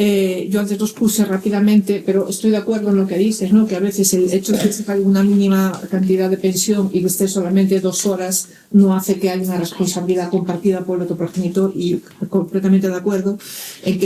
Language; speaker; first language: Spanish; native; Spanish